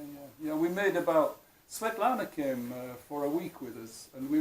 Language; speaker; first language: English; non-native, fluent; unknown